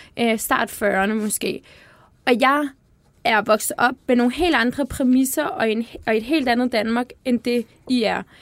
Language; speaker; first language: Danish; early bilingual, other home language; Turkish